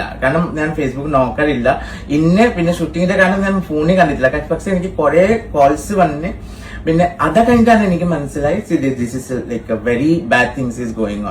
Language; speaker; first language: Malayalam; non-native, fluent; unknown